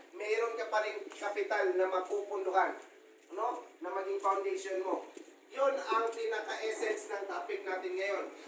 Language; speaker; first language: Filipino; non-native, local second language; Cebuano